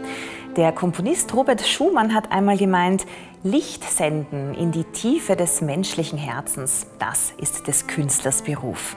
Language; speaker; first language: German; native; German